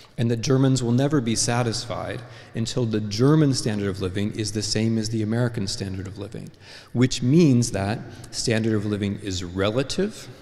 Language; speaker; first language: English; native; English